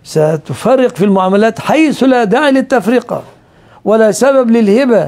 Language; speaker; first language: Arabic; native; Arabic